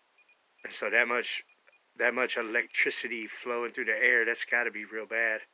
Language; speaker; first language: English; native; English